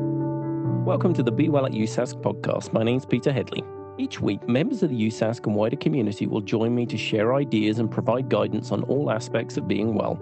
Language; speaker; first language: English; native; English